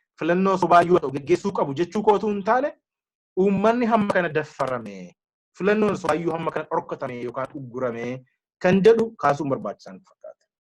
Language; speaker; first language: Oromo; native; Oromo